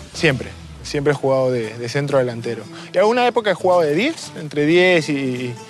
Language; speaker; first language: Spanish; native; Spanish